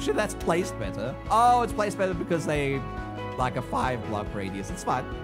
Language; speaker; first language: English; native; English